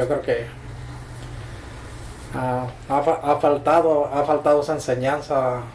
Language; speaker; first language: Spanish; native; Spanish